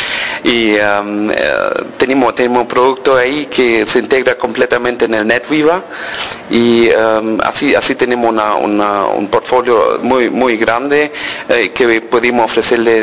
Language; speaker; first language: Spanish; early bilingual, heritage; Spanish